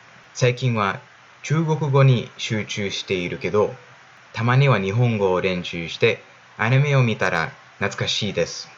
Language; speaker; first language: Japanese; non-native, fluent; English